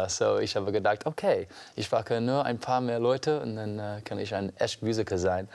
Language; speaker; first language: German; non-native, learner; English